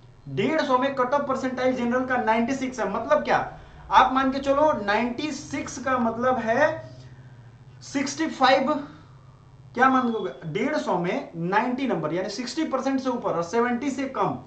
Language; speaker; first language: Hindi; native; Hindi